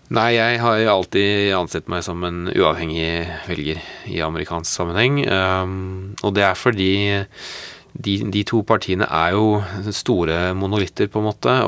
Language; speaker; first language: Norwegian; non-native, fluent; English